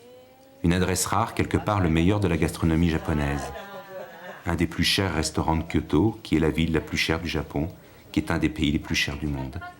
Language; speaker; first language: French; native; French